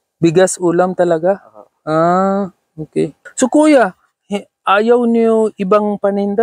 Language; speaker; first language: Filipino; non-native, learner; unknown